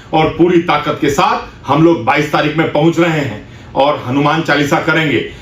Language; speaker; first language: Hindi; native; Hindi